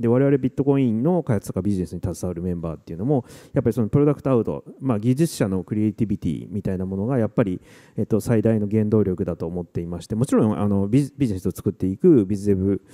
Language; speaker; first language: Japanese; native; Japanese